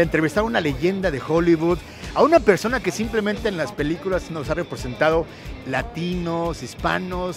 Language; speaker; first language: Spanish; native; Spanish